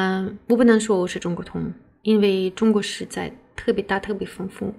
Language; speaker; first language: Chinese; non-native, fluent; Russian